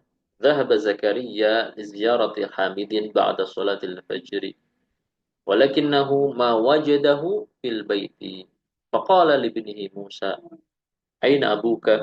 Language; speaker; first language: Arabic; non-native, fluent; Indonesian